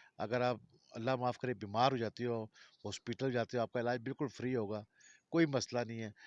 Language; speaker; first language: Urdu; non-native, local second language; Balti